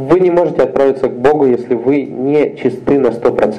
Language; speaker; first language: Russian; native; Russian